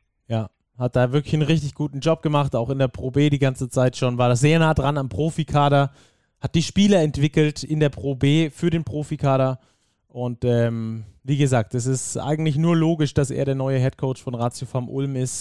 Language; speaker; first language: German; native; German